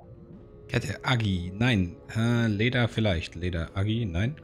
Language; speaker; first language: German; native; German